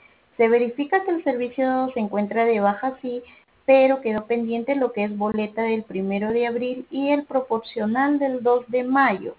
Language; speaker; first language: Spanish; native; Spanish